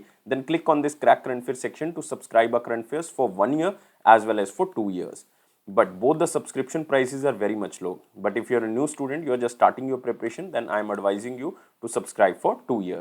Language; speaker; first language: English; non-native, local second language; Hindi